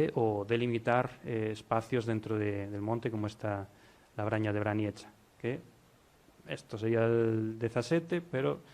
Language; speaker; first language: Spanish; non-native, local second language; Galician